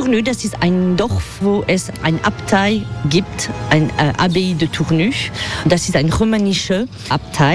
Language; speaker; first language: German; non-native, fluent; French